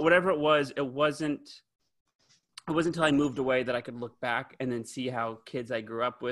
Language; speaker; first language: English; native; English